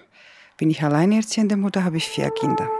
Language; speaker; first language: German; non-native, learner; Georgian